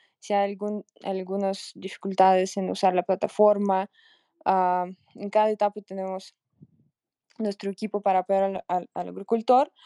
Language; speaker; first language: Spanish; non-native, fluent; Russian